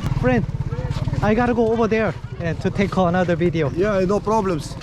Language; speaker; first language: English; non-native, learner; Arabic